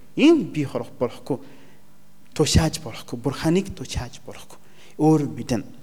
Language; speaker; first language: Mongolian; non-native, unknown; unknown